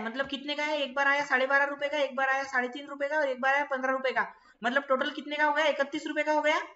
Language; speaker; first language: Hindi; non-native, local second language; Marathi